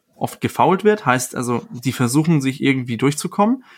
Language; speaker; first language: German; non-native, fluent; Danish